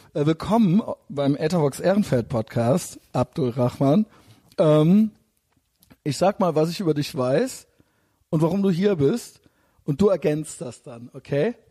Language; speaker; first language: German; native; German